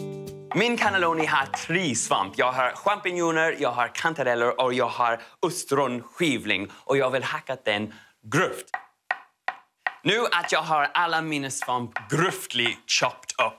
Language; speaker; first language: Swedish; non-native, learner; English